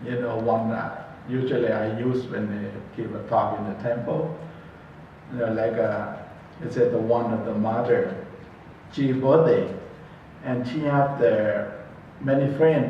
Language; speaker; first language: English; non-native, learner; Thai